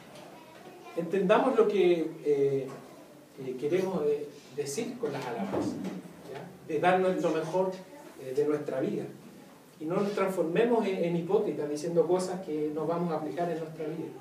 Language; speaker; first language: Spanish; native; Spanish